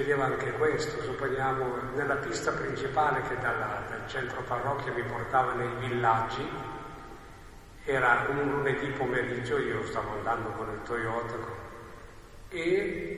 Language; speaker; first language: Italian; native; Italian